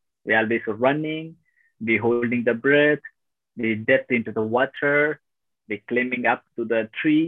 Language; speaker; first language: English; non-native, local second language; Tamil